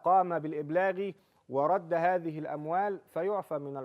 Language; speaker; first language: Arabic; native; Arabic